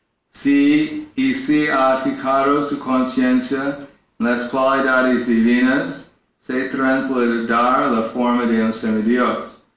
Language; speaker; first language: Spanish; non-native, learner; English